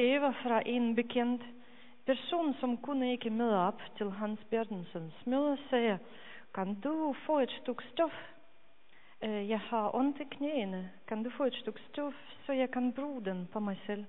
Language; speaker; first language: Danish; non-native, fluent; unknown